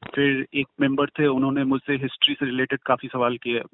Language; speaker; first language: Hindi; native; Hindi